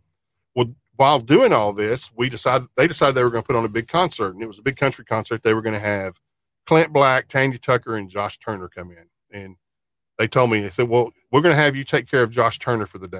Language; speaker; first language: English; native; English